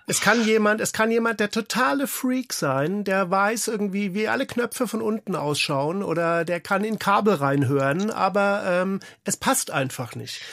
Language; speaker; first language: German; native; German